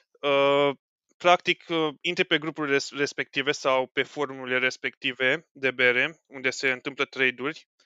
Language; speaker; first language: Romanian; native; Romanian